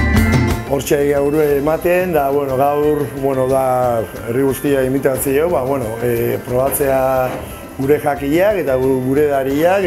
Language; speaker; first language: Basque; native; Basque